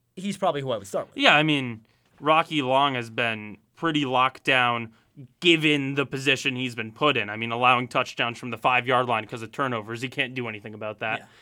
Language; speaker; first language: English; native; English